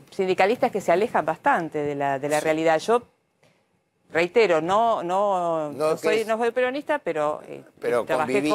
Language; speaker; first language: Spanish; early bilingual, heritage; Spanish